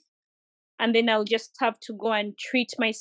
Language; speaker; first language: English; non-native, local second language; Ganda